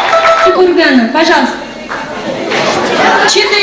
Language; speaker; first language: Russian; non-native, local second language; Uzbek